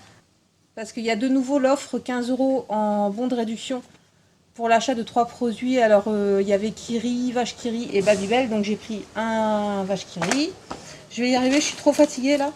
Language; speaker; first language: French; native; French